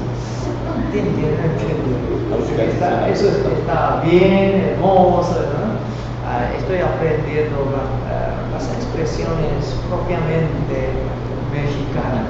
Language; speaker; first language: Spanish; non-native, fluent; Korean